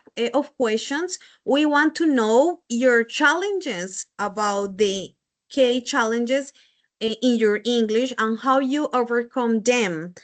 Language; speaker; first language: English; non-native, learner; Spanish